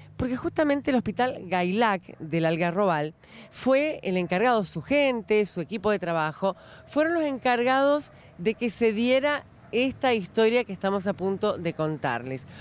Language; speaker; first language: Spanish; native; Spanish